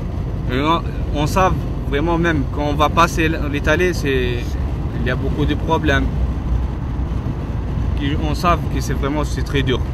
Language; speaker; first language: French; non-native, local second language; Arabic